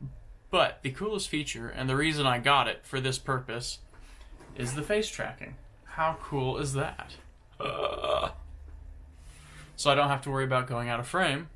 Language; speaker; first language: English; native; English